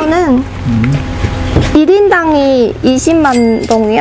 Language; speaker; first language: Korean; non-native, learner; Vietnamese